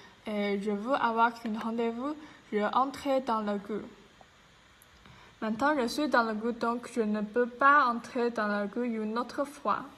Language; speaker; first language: French; non-native, learner; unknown